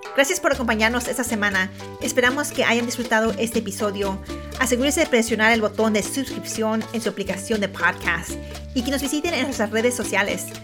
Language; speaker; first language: Spanish; early bilingual, heritage; Spanish